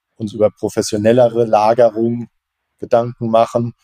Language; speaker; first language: German; native; German